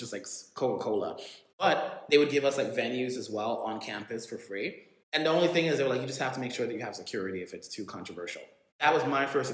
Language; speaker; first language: English; native; English